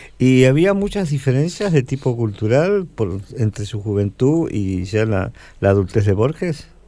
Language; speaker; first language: Spanish; native; Spanish